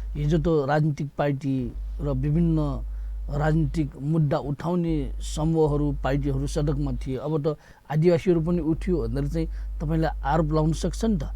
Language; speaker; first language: Nepali; non-native, local second language; Newari